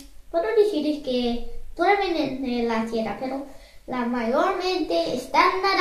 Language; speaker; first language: Spanish; early bilingual, heritage; Spanish